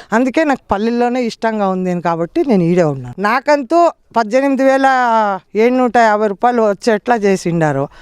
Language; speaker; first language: Telugu; native; Telugu